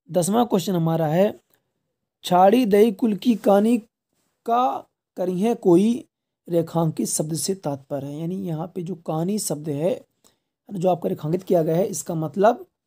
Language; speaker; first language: Hindi; native; Hindi